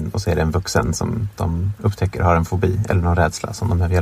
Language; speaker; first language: Swedish; native; Swedish